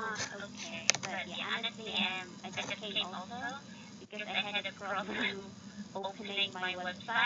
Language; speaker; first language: English; non-native, fluent; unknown